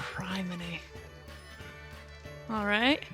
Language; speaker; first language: English; native; English